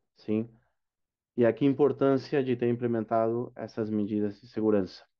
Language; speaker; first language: Portuguese; non-native, fluent; Spanish